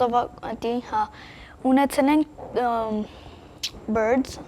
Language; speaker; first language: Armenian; early bilingual, heritage; Armenian